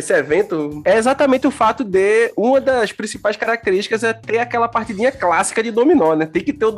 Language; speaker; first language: Portuguese; native; Portuguese